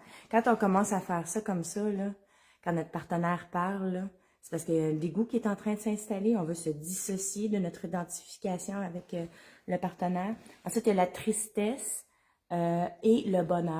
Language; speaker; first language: French; native; French